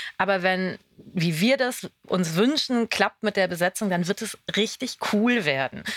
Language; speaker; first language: German; native; German